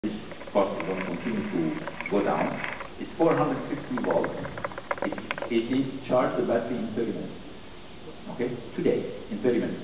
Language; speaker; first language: English; non-native, fluent; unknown